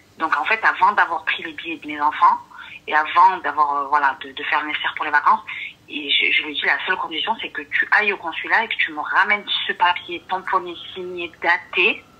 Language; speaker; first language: French; early bilingual, other home language; Arabic